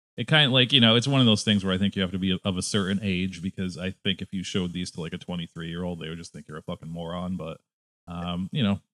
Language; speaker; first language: English; native; English